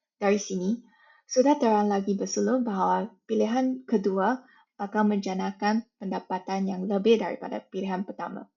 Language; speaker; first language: Malay; native; Malay